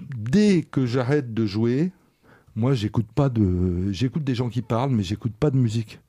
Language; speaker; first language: French; native; French